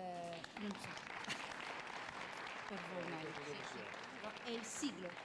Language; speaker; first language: Italian; early bilingual, heritage; French